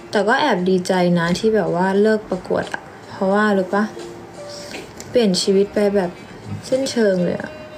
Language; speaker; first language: Thai; native; Thai